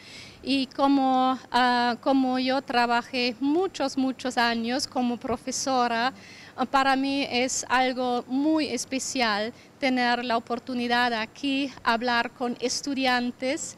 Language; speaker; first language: Spanish; non-native, fluent; English